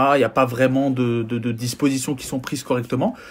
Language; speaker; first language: French; native; French